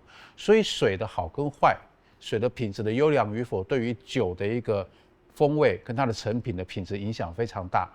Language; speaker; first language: Chinese; native; Chinese